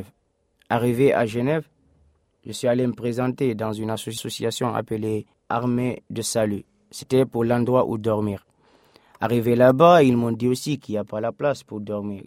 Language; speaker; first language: French; non-native, local second language; Fula